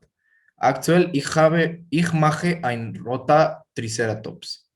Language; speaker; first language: German; non-native, learner; Spanish